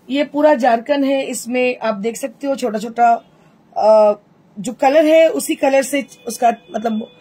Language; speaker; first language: Hindi; non-native, local second language; Bangla